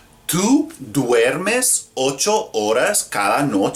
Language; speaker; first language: Spanish; non-native, fluent; English